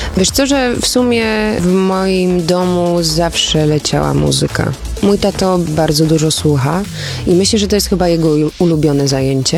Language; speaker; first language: Polish; early bilingual, heritage; Polish